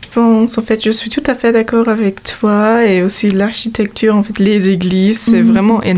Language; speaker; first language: French; non-native, fluent; German